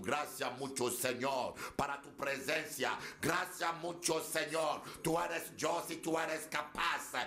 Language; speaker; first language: Spanish; non-native, learner; Haitian Creole